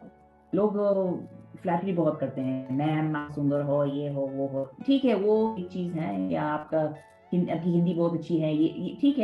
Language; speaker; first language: Hindi; non-native, fluent; English